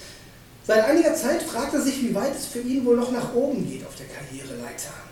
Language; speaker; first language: German; native; German